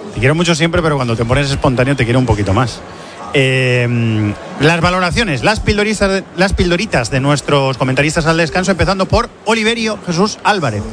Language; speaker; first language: Spanish; native; Spanish